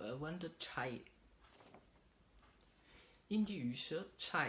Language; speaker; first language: Chinese; non-native, learner; German